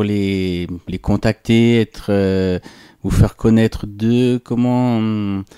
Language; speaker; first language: French; native; French